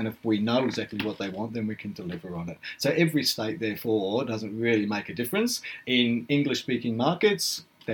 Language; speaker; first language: English; native; English